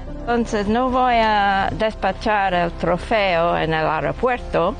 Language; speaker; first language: Spanish; non-native, learner; English